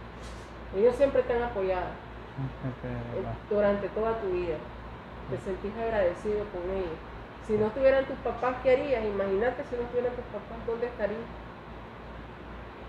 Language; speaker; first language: Spanish; native; Spanish